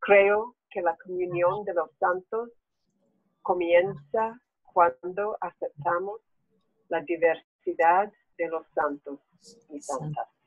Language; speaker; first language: Spanish; non-native, learner; English